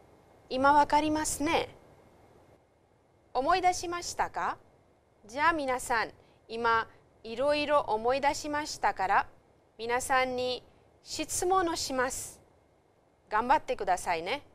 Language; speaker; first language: Japanese; non-native, fluent; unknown